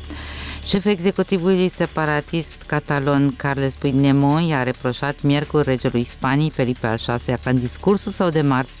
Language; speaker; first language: Romanian; native; Romanian